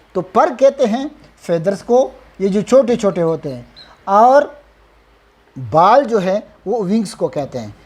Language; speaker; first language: Urdu; non-native, local second language; Pashto